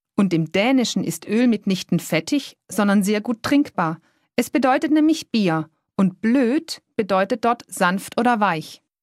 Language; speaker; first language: German; native; German